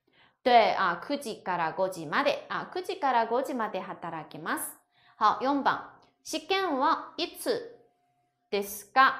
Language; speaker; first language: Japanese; non-native, fluent; Chinese